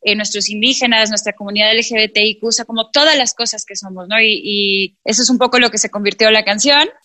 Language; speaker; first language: Spanish; native; Spanish